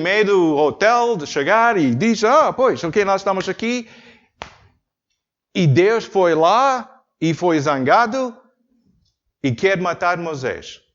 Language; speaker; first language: Portuguese; non-native, learner; English